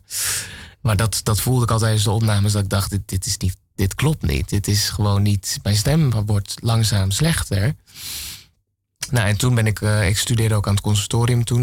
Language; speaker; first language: Dutch; native; Dutch